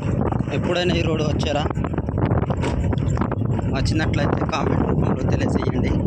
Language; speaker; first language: Telugu; native; Telugu